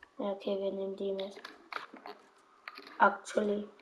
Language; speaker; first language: German; native; German